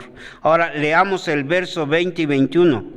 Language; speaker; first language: Spanish; native; Spanish